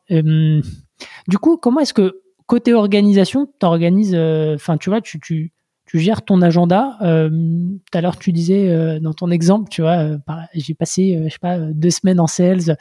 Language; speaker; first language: French; native; French